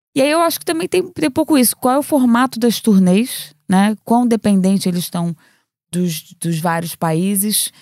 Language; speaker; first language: Portuguese; native; Portuguese